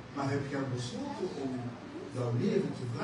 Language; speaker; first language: Dutch; non-native, fluent; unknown